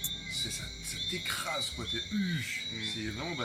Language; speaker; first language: French; native; French